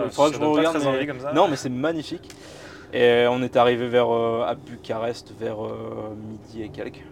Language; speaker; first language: French; native; French